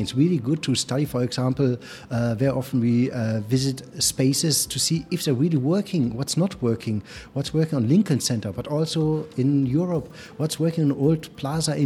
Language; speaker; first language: English; non-native, fluent; German